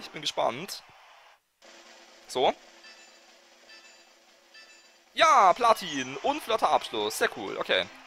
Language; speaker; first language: German; native; German